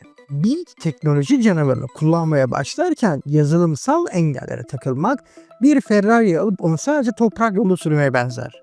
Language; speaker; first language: Turkish; native; Turkish